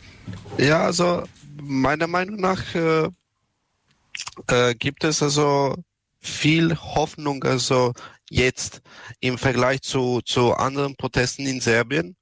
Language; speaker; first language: German; non-native, learner; Serbian